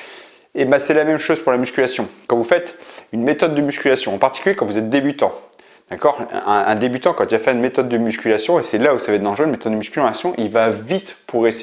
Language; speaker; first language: French; native; French